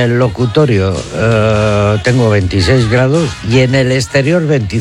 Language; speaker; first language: Spanish; native; Spanish